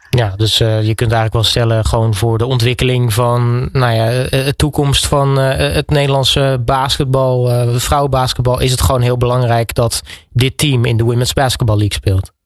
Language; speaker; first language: Dutch; native; Dutch